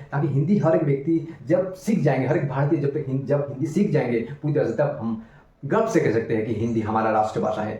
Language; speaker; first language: Hindi; non-native, local second language; Bangla